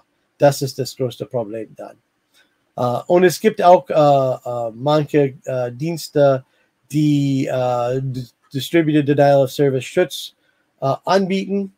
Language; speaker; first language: German; non-native, fluent; English